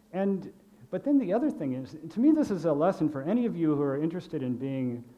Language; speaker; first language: English; native; English